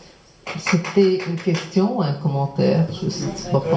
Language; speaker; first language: French; non-native, fluent; Arabic